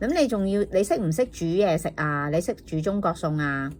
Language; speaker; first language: Cantonese; native; Cantonese